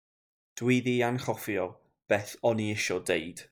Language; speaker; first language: Welsh; non-native, learner; English